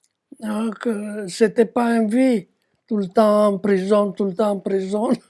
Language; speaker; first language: French; non-native, fluent; Romanian